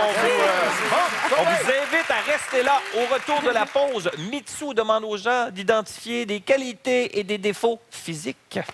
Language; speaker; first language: French; native; French